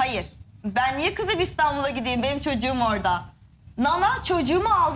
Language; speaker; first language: Turkish; native; Turkish